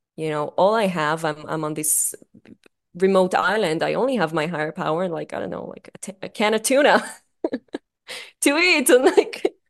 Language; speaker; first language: English; non-native, fluent; Hebrew